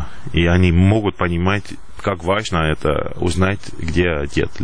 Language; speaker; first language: Russian; non-native, fluent; Dutch